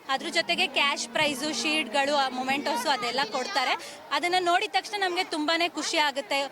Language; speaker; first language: Kannada; native; Kannada